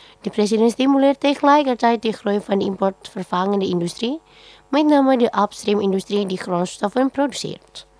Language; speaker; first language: Dutch; non-native, fluent; Indonesian